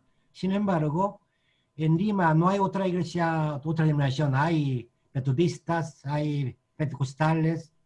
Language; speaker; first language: Spanish; non-native, learner; Korean